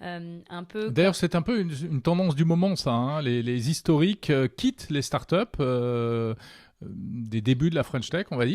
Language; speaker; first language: French; native; French